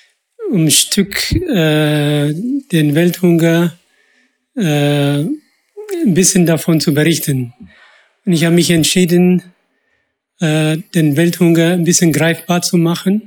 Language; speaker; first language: German; non-native, fluent; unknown